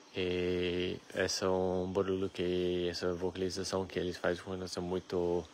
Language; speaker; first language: Portuguese; non-native, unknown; English